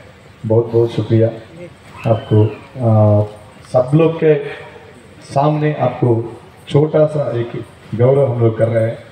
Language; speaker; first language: Hindi; non-native, local second language; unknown